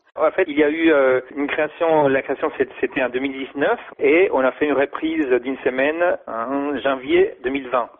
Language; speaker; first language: French; non-native, fluent; Spanish